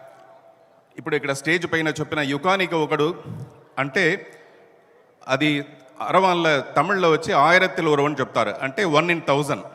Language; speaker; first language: Telugu; early bilingual, heritage; Telugu